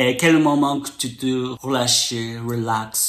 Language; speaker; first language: French; non-native, learner; Japanese